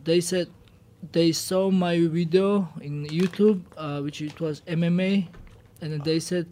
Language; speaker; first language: English; non-native, learner; Georgian